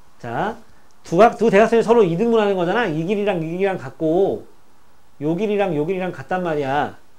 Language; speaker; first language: Korean; native; Korean